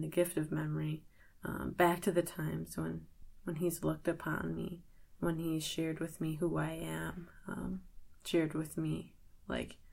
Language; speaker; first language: English; native; English